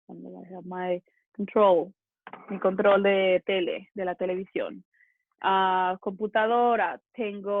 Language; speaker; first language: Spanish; early bilingual, other home language; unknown